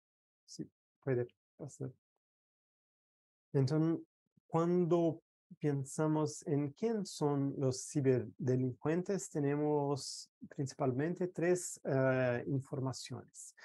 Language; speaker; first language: Spanish; non-native, fluent; Portuguese